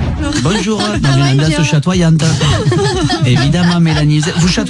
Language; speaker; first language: French; native; French